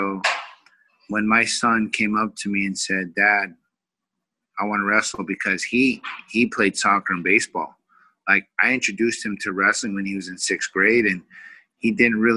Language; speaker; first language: English; native; English